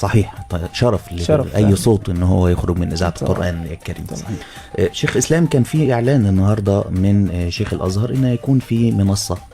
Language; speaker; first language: Arabic; native; Arabic